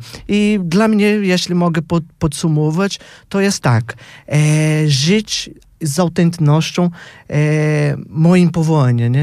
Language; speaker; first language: Polish; non-native, fluent; Portuguese